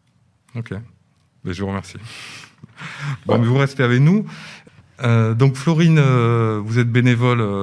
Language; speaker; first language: French; native; French